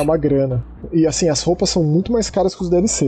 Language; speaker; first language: Portuguese; native; Portuguese